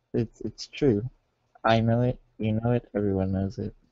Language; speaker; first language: English; native; English